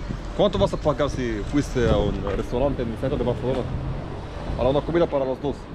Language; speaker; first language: Spanish; non-native, learner; Arabic